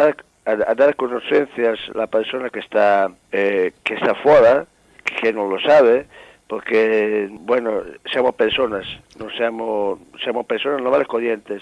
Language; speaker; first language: Spanish; non-native, learner; Italian